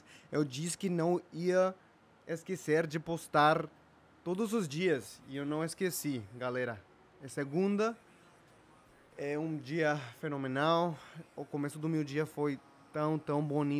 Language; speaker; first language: Portuguese; non-native, fluent; Spanish